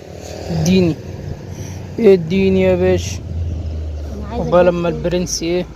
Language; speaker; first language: Arabic; native; Arabic